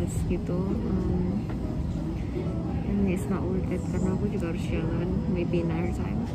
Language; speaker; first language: English; non-native, fluent; Indonesian